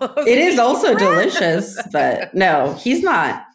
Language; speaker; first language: English; early bilingual, other home language; Russian